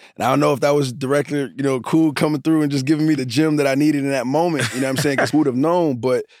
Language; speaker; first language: English; native; English